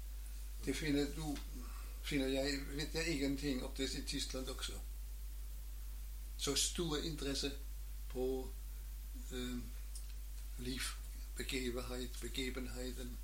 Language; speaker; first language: Danish; non-native, learner; German